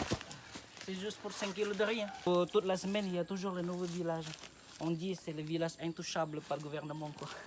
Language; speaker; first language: French; non-native, learner; Indonesian